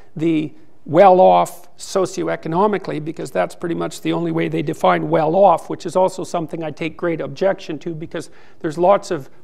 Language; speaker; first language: English; native; English